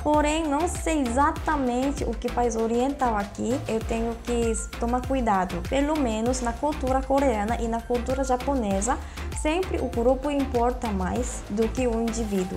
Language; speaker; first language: Portuguese; non-native, fluent; Korean